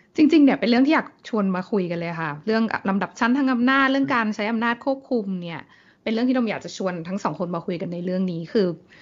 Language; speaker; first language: Thai; native; Thai